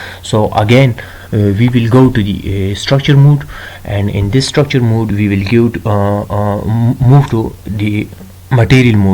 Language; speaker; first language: English; non-native, local second language; Urdu